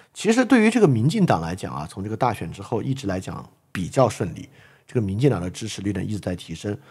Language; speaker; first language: Chinese; native; Chinese